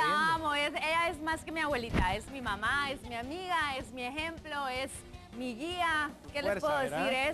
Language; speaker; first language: Spanish; native; Spanish